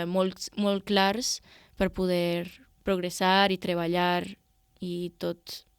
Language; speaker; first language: Catalan; non-native, local second language; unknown